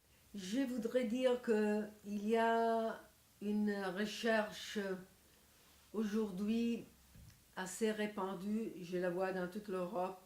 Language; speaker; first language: French; non-native, fluent; Italian